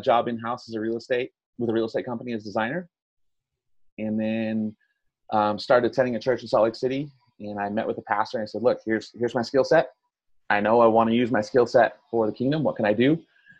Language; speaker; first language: English; native; English